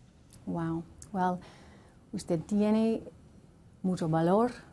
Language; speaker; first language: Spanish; non-native, learner; English